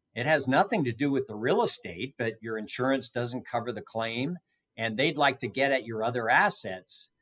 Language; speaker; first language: English; native; English